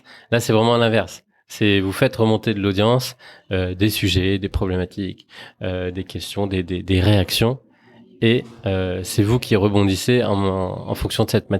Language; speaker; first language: French; native; French